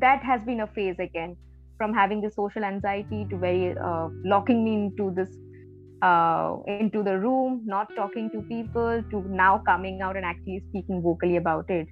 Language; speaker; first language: English; non-native, local second language; Bangla